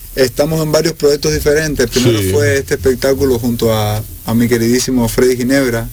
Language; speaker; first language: Spanish; native; Spanish